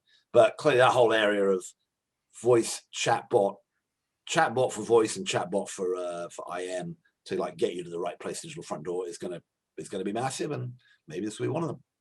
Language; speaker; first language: English; native; English